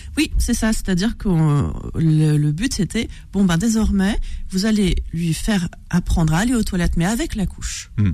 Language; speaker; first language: French; native; French